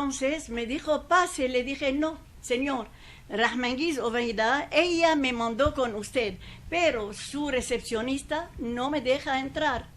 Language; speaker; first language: Spanish; non-native, fluent; Persian